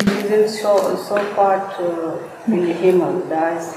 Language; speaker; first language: German; non-native, learner; Telugu